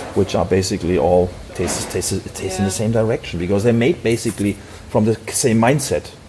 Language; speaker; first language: English; non-native, fluent; German